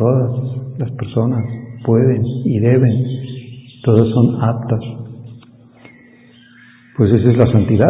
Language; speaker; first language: Spanish; native; Spanish